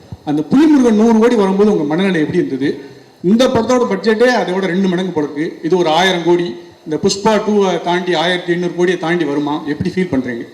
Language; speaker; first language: Tamil; native; Tamil